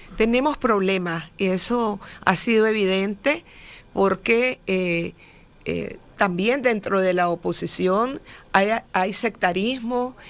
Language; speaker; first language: Spanish; native; Spanish